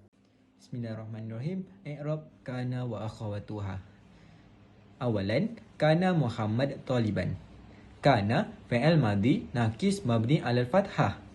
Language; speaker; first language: Arabic; non-native, learner; Malay